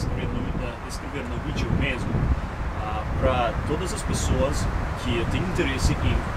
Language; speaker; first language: Portuguese; non-native, learner; Ukrainian